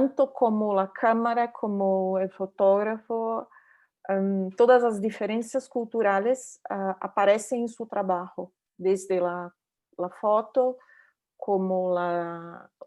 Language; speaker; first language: Spanish; non-native, learner; Portuguese